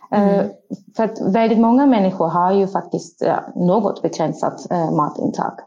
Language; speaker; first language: Swedish; non-native, fluent; German